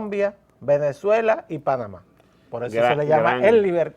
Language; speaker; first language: Spanish; native; Spanish